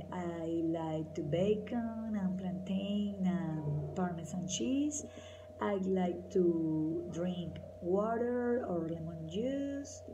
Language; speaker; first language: English; non-native, learner; Spanish